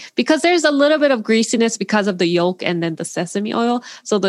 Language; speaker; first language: English; non-native, fluent; Korean